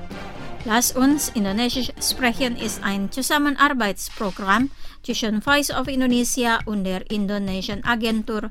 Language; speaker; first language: German; non-native, fluent; Indonesian